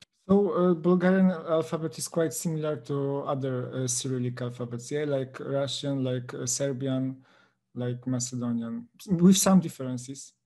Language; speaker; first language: English; non-native, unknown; Polish